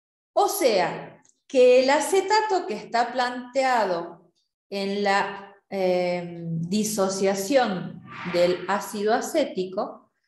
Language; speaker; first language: Spanish; native; Spanish